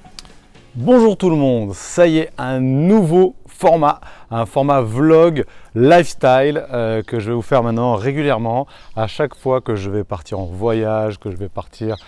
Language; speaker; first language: French; early bilingual, other home language; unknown